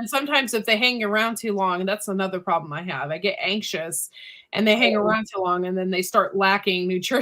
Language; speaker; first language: English; native; English